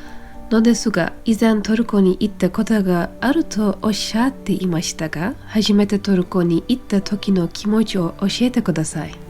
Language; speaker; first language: Japanese; non-native, fluent; Turkish